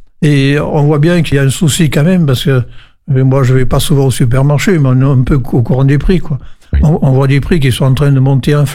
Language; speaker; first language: French; native; French